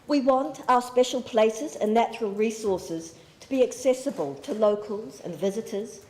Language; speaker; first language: English; native; English